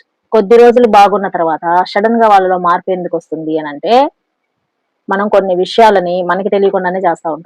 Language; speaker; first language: Telugu; native; Telugu